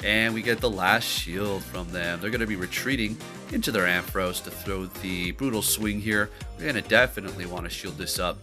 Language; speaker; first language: English; native; English